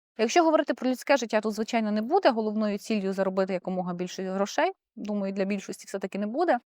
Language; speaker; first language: Ukrainian; non-native, local second language; Russian